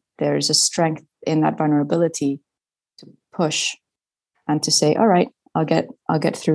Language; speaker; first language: English; non-native, fluent; Spanish